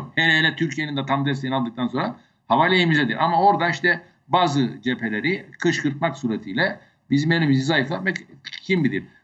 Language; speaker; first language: Turkish; native; Turkish